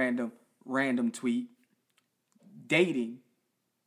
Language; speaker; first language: English; native; English